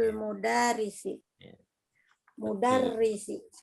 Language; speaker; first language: Arabic; non-native, learner; Indonesian